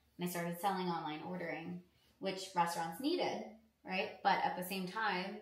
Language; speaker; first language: English; native; English